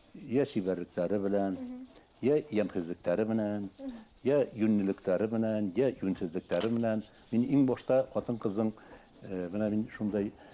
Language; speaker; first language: Tatar; non-native, local second language; Bashkir